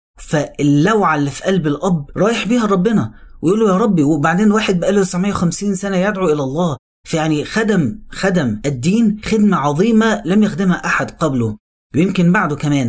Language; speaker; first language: Arabic; native; Arabic